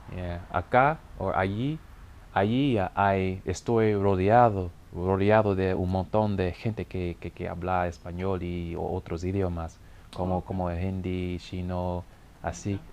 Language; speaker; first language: Spanish; non-native, learner; English